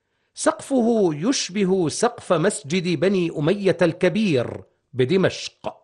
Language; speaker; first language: Arabic; native; Arabic